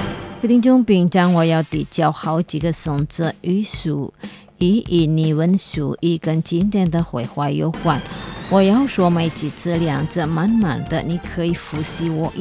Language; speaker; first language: Chinese; non-native, learner; Indonesian